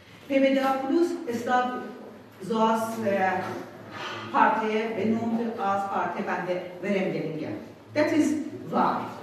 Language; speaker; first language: Dutch; non-native, fluent; Persian